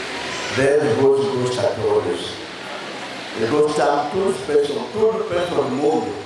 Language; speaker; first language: Portuguese; non-native, learner; Lingala